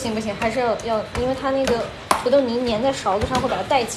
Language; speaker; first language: Chinese; native; Chinese